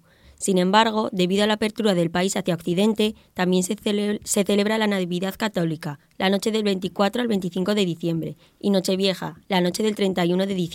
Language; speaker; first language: Spanish; native; Spanish